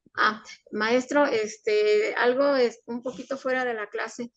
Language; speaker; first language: Spanish; native; Spanish